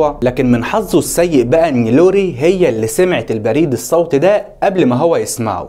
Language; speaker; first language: Arabic; native; Arabic